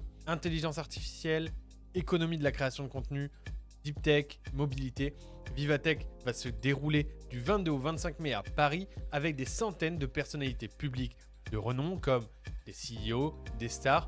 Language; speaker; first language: French; native; French